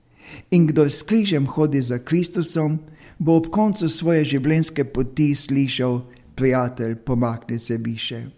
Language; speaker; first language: Slovenian; native; Slovenian